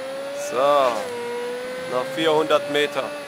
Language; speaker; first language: German; native; German